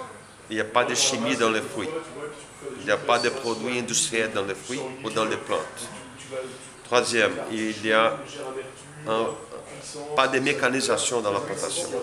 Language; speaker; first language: French; non-native, learner; Portuguese